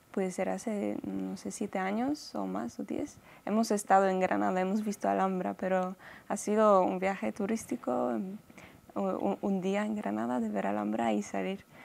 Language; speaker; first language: Spanish; non-native, fluent; Polish